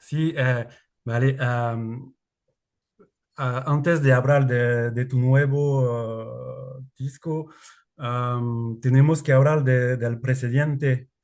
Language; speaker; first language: Spanish; non-native, learner; French